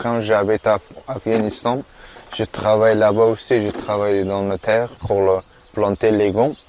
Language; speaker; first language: French; non-native, learner; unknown